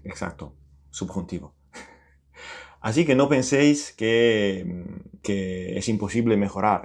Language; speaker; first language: Spanish; non-native, fluent; Italian